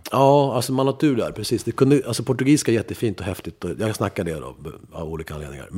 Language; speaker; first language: Swedish; early bilingual, other home language; Spanish